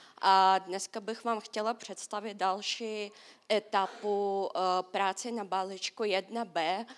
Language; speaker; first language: Czech; non-native, fluent; Russian